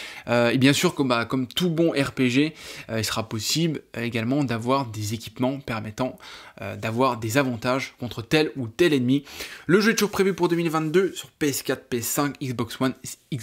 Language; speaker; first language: French; native; French